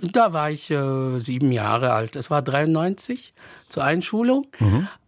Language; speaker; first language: German; non-native, fluent; Arabic